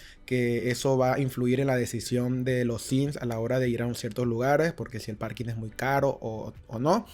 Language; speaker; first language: Spanish; native; Spanish